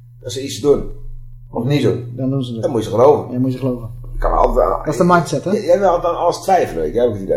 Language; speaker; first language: Dutch; native; Dutch